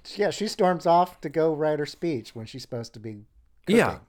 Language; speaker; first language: English; native; English